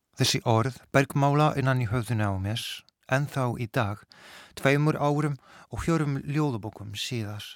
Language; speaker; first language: Icelandic; non-native, fluent; Polish